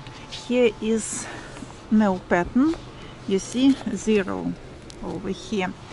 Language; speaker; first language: English; non-native, fluent; Russian